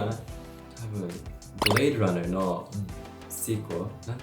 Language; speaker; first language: Japanese; non-native, learner; English